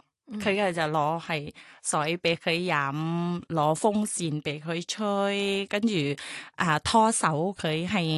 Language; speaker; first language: Cantonese; non-native, learner; Thai